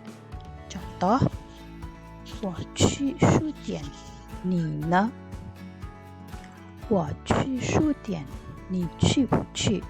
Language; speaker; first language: Chinese; non-native, fluent; Indonesian